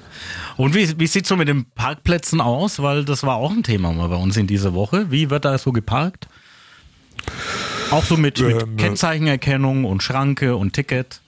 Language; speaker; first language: German; native; German